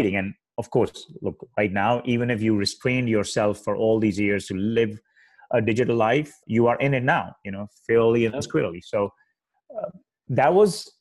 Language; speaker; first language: English; non-native, local second language; Hindi